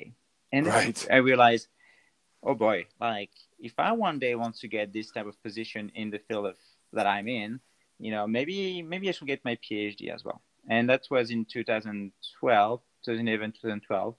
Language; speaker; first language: English; non-native, fluent; French